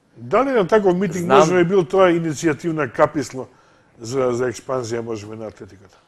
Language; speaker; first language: Macedonian; native; Macedonian